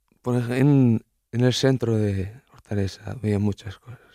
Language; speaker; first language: Spanish; non-native, learner; Arabic